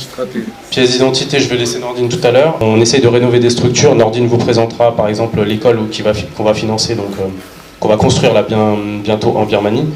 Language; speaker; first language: French; native; French